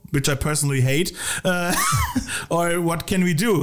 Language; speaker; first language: English; non-native, fluent; German